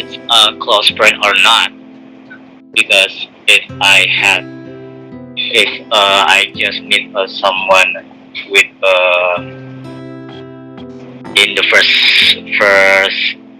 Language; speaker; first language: English; non-native, learner; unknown